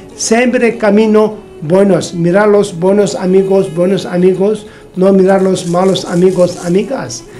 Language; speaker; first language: Spanish; non-native, learner; Tibetan